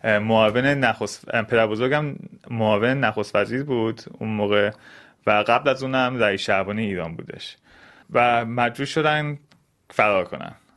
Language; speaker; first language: Persian; early bilingual, heritage; Persian